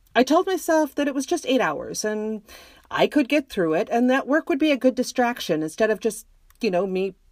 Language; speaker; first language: English; native; English